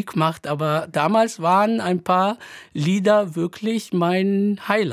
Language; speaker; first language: German; non-native, fluent; Arabic